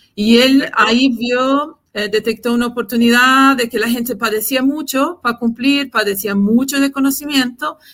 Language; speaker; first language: Spanish; non-native, fluent; Portuguese